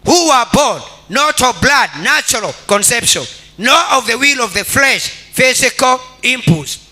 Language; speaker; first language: English; non-native, local second language; Swahili